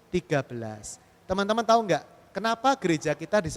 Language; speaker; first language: Indonesian; native; Indonesian